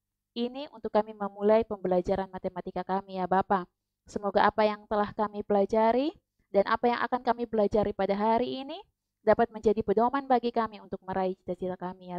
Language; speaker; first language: Indonesian; native; Indonesian